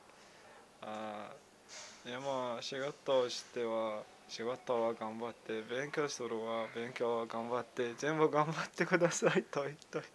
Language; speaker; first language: Japanese; non-native, learner; Mongolian